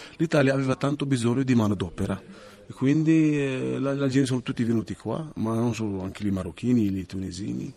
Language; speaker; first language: Italian; non-native, fluent; Arabic